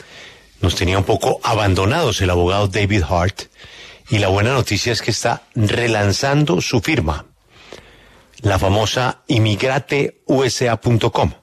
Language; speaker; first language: Spanish; native; Spanish